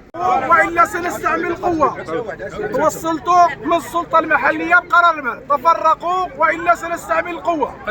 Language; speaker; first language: Arabic; native; Arabic